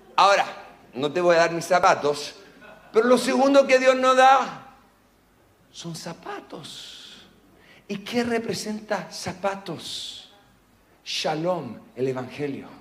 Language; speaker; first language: Spanish; non-native, local second language; English